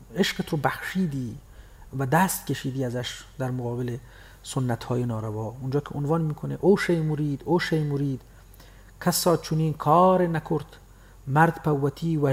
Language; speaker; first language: Persian; non-native, local second language; Baluchi